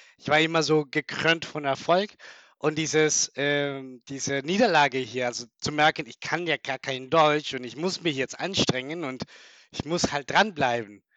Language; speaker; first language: German; non-native, fluent; Spanish